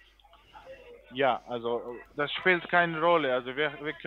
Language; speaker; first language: German; non-native, learner; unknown